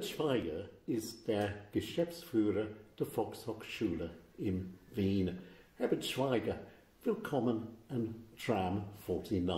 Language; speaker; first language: German; non-native, fluent; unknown